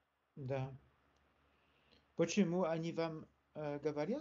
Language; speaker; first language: Russian; non-native, learner; French